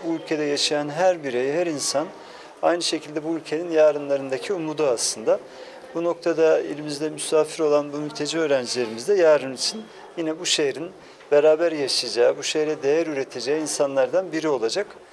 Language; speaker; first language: Turkish; native; Turkish